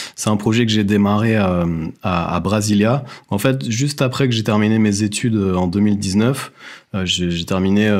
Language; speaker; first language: French; native; French